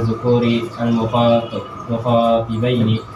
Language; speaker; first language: Arabic; non-native, learner; Indonesian